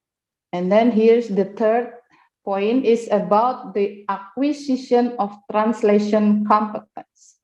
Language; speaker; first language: English; non-native, fluent; Indonesian